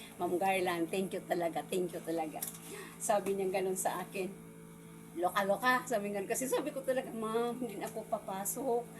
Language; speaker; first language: Filipino; non-native, local second language; Cebuano